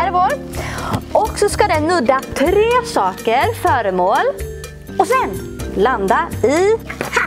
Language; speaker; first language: Swedish; native; Swedish